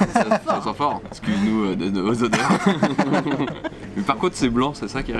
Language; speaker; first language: French; native; French